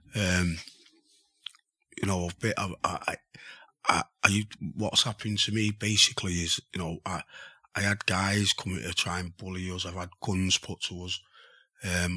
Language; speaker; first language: English; native; English